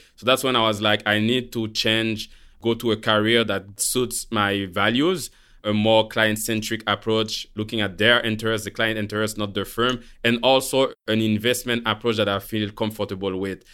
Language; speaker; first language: English; non-native, fluent; Haitian Creole